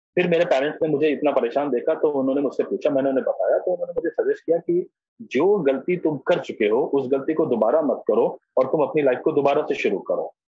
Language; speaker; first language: Hindi; native; Hindi